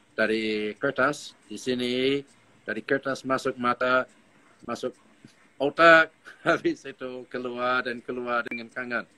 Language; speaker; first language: Indonesian; non-native, learner; English